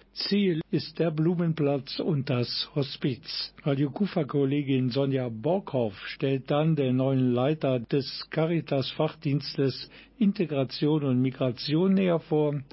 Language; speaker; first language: German; native; German